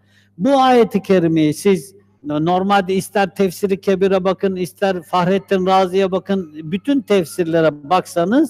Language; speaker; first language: Turkish; native; Turkish